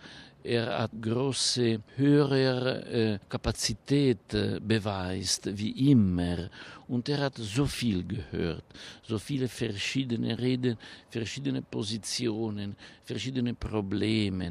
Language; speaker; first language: German; non-native, fluent; Italian